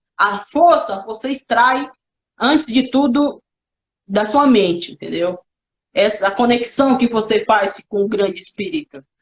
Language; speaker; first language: Portuguese; non-native, local second language; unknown